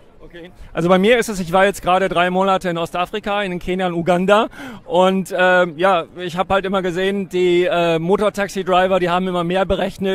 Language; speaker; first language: German; native; German